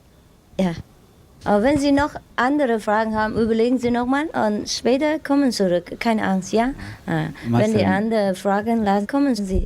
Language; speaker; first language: German; non-native, fluent; Vietnamese